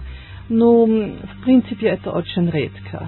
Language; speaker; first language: Russian; non-native, learner; German